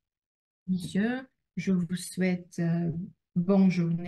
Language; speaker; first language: French; non-native, learner; Russian